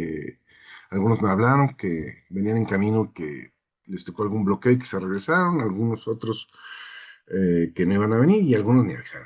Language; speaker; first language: Spanish; native; Spanish